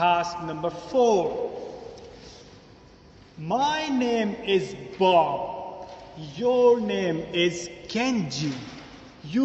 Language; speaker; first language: English; non-native, fluent; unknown